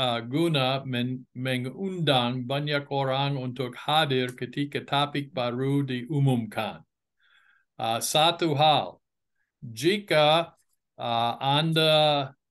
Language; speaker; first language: Indonesian; non-native, fluent; English